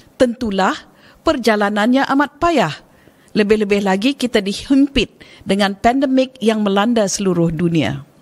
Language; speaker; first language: Malay; native; Malay